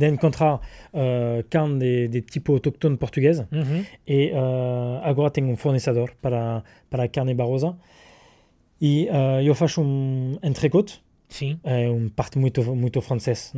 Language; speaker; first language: Portuguese; non-native, learner; French